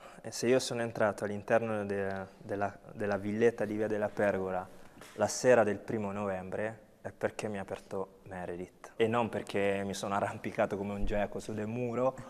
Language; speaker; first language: Italian; early bilingual, other home language; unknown